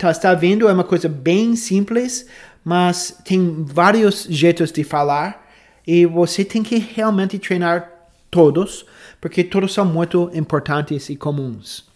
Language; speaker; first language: Portuguese; non-native, fluent; English